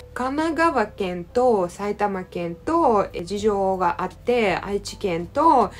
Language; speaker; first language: Japanese; non-native, fluent; Russian